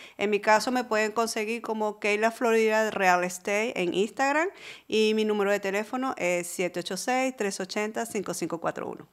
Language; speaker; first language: Spanish; native; Spanish